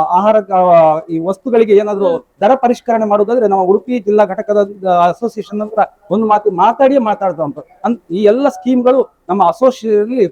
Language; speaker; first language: Kannada; non-native, local second language; Konkani